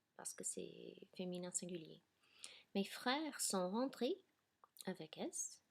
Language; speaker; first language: French; non-native, fluent; English